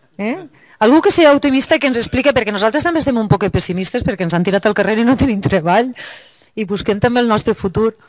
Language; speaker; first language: Catalan; native; Catalan